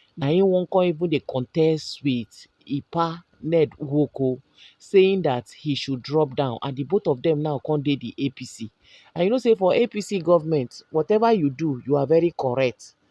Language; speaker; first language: Nigerian Pidgin; native; Nigerian Pidgin